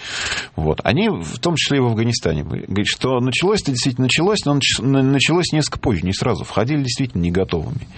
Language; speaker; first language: Russian; native; Russian